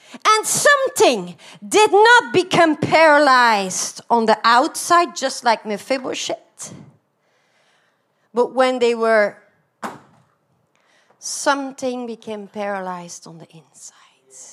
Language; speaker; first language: English; non-native, fluent; Dutch